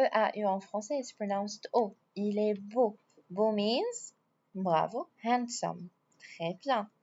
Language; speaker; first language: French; non-native, fluent; Arabic